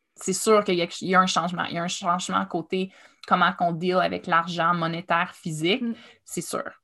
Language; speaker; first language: French; native; French